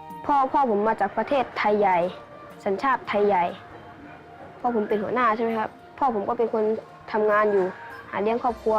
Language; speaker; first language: Thai; early bilingual, other home language; Shan